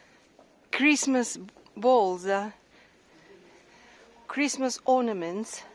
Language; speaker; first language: English; non-native, learner; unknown